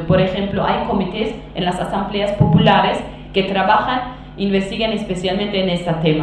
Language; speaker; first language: Spanish; non-native, fluent; Kurdish